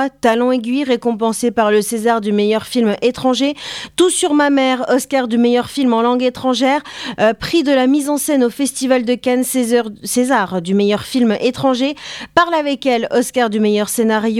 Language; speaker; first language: French; native; French